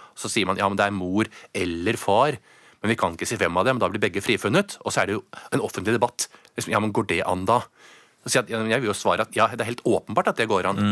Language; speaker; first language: Norwegian; native; Norwegian